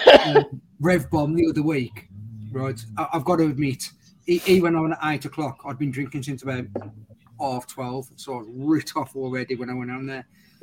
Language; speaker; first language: English; native; English